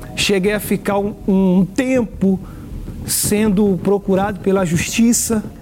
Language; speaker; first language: Portuguese; native; Portuguese